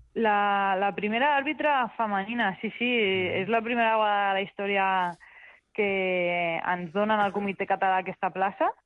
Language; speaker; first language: Catalan; early bilingual, other home language; Spanish